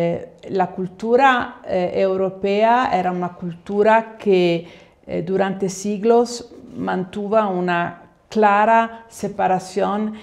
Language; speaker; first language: Spanish; non-native, fluent; Italian